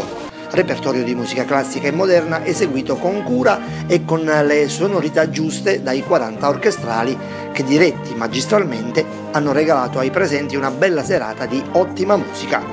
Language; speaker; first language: Italian; native; Italian